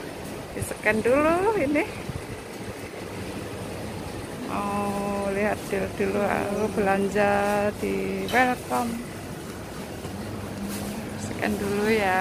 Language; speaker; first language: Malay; non-native, local second language; Javanese